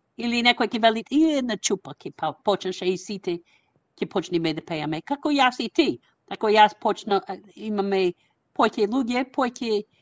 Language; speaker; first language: Macedonian; non-native, fluent; English